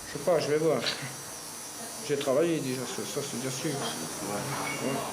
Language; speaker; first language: French; native; French